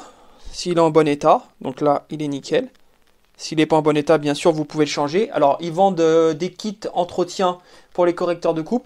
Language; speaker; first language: French; native; French